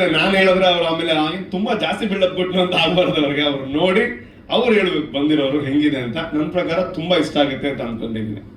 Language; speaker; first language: Kannada; non-native, local second language; Tulu